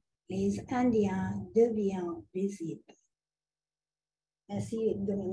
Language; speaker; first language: French; non-native, fluent; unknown